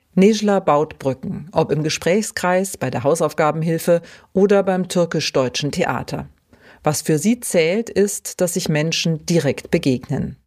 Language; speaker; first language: German; native; German